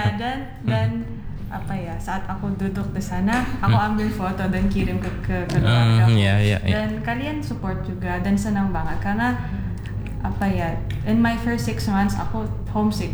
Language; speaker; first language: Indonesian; non-native, learner; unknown